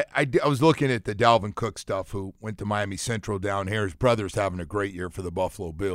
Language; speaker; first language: English; native; English